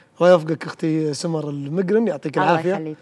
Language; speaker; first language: Arabic; native; Arabic